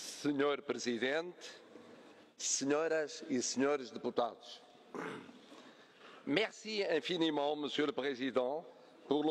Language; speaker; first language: French; non-native, fluent; Portuguese